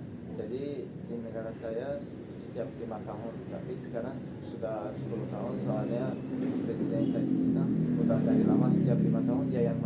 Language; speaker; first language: Indonesian; non-native, learner; Tajik